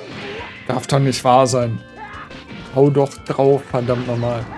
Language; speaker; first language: German; native; German